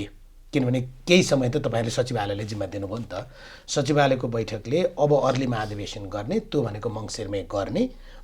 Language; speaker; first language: Nepali; native; Nepali